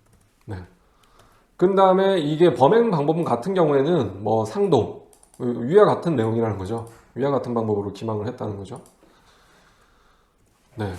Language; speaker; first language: Korean; native; Korean